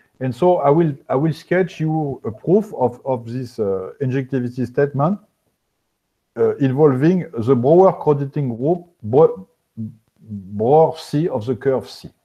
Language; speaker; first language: English; non-native, fluent; French